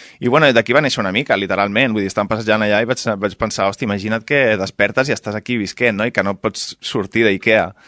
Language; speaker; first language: Catalan; non-native, local second language; Spanish